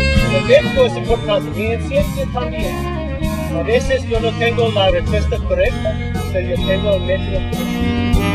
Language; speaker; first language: Spanish; non-native, fluent; English